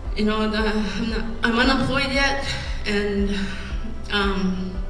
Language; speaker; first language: English; native; English